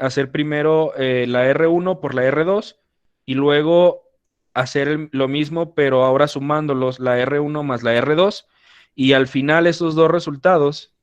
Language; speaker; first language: Spanish; native; Spanish